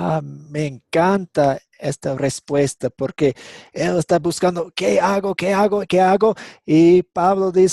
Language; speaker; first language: Spanish; non-native, fluent; English